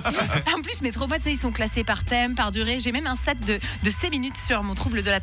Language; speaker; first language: French; native; French